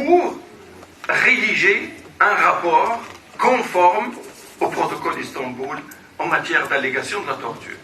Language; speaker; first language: French; non-native, local second language; Arabic